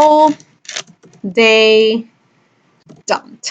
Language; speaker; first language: English; non-native, fluent; Spanish